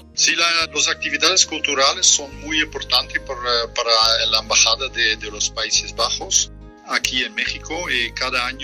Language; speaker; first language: Spanish; non-native, fluent; Dutch